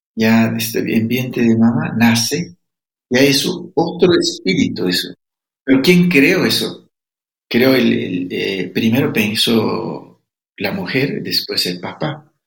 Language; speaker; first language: Spanish; non-native, local second language; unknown